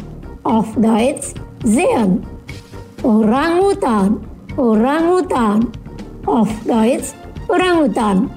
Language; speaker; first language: German; non-native, fluent; Indonesian